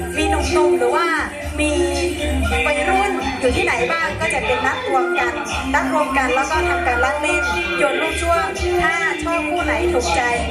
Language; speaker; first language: Thai; non-native, local second language; Hmong